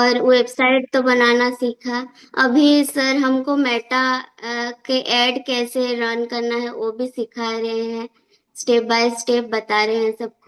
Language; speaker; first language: Hindi; non-native, local second language; Odia